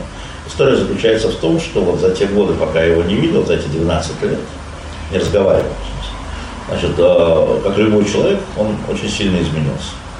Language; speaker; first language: Russian; native; Russian